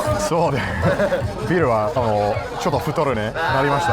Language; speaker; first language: Japanese; non-native, learner; English